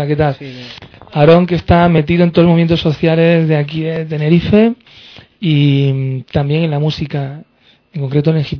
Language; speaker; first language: Spanish; native; Spanish